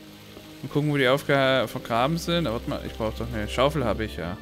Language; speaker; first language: German; native; German